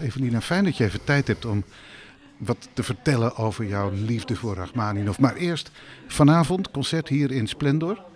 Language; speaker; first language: Dutch; native; Dutch